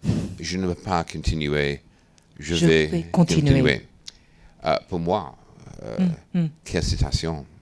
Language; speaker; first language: French; non-native, fluent; English